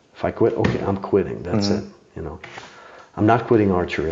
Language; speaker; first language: English; non-native, fluent; Czech